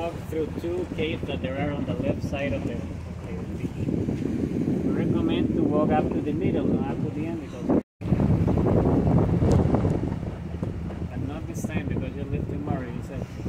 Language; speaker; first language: English; non-native, fluent; Spanish